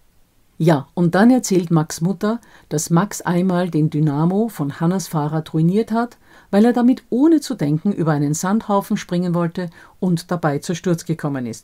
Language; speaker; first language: German; native; German